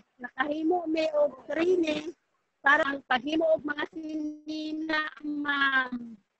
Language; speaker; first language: Cebuano; non-native, local second language; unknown